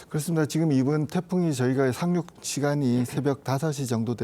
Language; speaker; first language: Korean; native; Korean